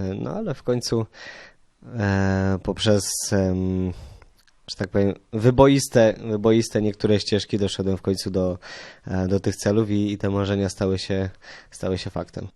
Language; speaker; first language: Polish; native; Polish